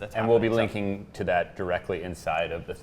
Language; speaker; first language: English; native; English